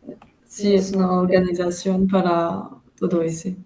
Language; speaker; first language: Spanish; non-native, learner; French